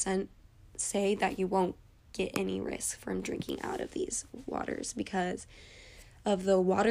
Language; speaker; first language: English; native; English